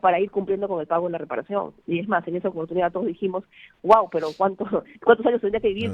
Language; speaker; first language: Spanish; native; Spanish